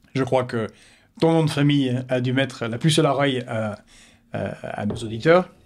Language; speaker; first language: French; native; French